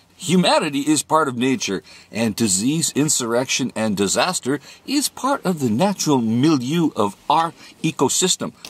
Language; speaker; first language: English; native; English